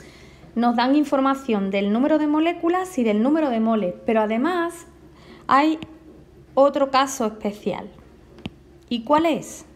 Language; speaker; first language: Spanish; native; Spanish